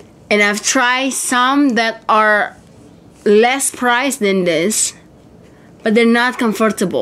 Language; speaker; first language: English; non-native, fluent; Indonesian